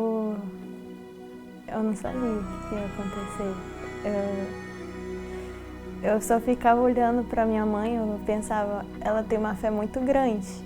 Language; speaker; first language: Portuguese; early bilingual, heritage; Portuguese